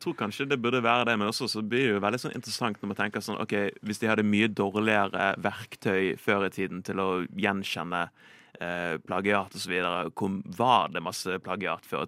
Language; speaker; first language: Norwegian; native; Norwegian